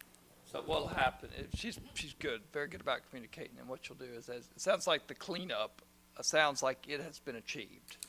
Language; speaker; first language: English; native; English